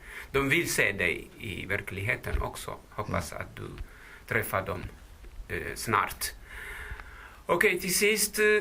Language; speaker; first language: Swedish; non-native, fluent; Tigrinya